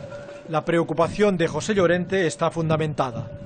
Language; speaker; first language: Spanish; native; Spanish